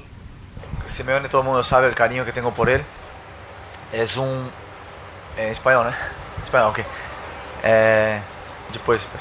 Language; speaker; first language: Spanish; non-native, fluent; Portuguese